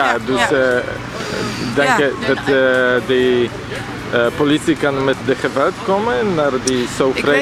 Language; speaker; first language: Dutch; non-native, learner; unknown